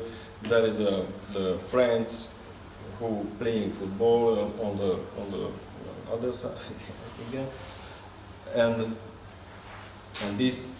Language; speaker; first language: English; non-native, learner; Hungarian